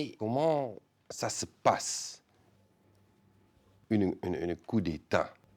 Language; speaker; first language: French; non-native, fluent; Dutch